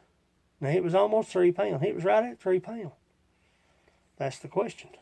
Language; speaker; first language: English; native; English